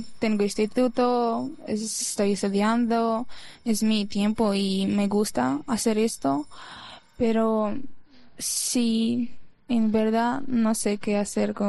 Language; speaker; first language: Spanish; non-native, learner; Ukrainian